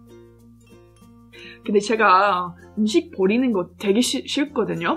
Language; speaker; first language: Korean; non-native, fluent; English